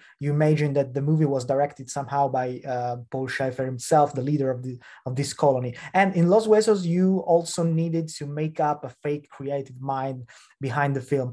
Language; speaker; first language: English; non-native, fluent; Italian